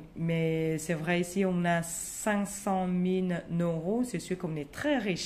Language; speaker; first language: French; non-native, fluent; Vietnamese